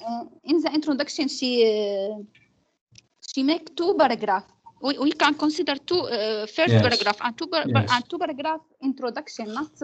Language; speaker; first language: English; non-native, learner; Arabic